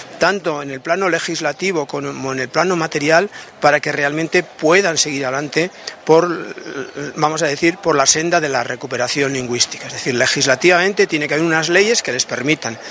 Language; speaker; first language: Spanish; non-native, local second language; Basque